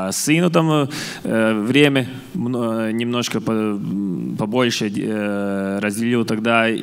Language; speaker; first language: Russian; non-native, fluent; Latvian